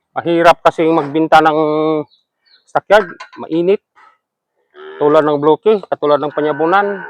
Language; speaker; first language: Filipino; non-native, local second language; Cebuano